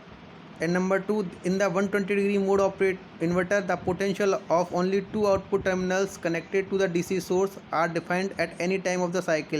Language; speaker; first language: English; non-native, local second language; Hindi